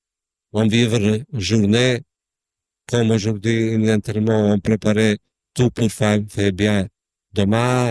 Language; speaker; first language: French; non-native, learner; Croatian